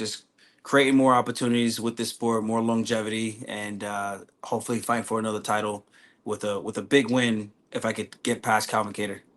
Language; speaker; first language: English; native; English